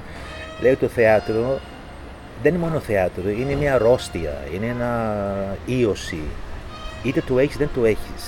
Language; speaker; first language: Greek; non-native, fluent; English